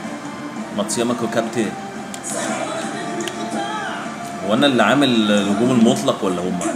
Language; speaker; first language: Arabic; native; Arabic